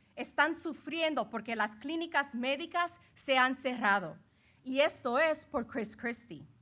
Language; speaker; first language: Spanish; early bilingual, heritage; Spanish